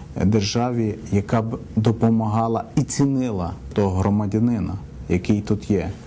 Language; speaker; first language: Ukrainian; native; Ukrainian